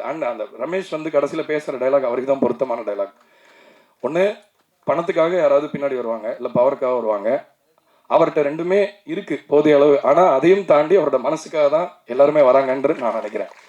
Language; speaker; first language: Tamil; native; Tamil